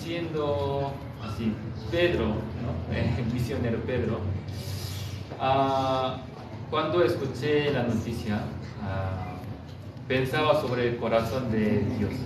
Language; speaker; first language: Spanish; non-native, fluent; Korean